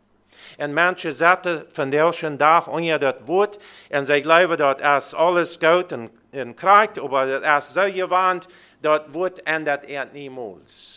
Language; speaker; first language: German; early bilingual, heritage; Plautdietsch